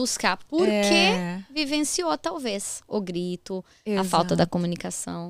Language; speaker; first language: Portuguese; native; Portuguese